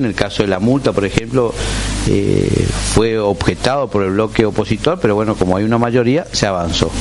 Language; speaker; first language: Spanish; native; Spanish